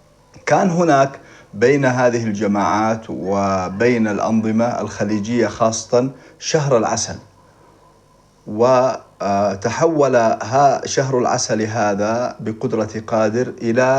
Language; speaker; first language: Arabic; native; Arabic